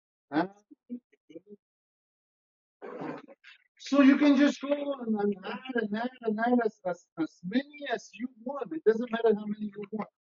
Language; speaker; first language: English; non-native, fluent; Spanish